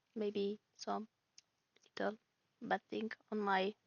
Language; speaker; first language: English; non-native, learner; French